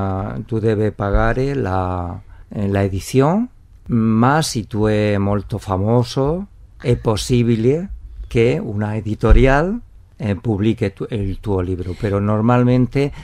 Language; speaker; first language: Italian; non-native, learner; Spanish